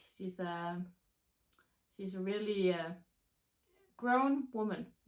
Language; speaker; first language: English; non-native, fluent; Danish